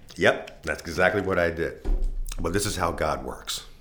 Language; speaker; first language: English; native; English